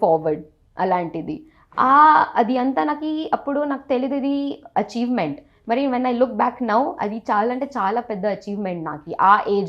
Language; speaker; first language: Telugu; non-native, local second language; Gujarati